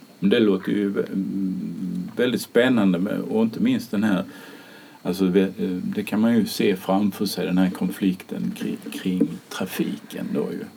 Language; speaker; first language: Swedish; native; Swedish